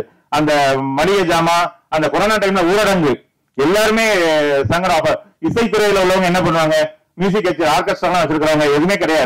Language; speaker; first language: Tamil; native; Tamil